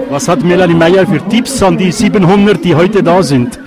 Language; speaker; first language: German; native; German